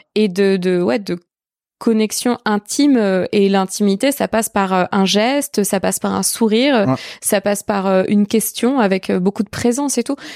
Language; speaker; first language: French; native; French